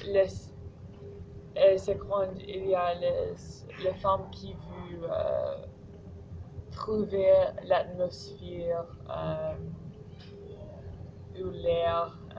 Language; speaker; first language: French; non-native, learner; English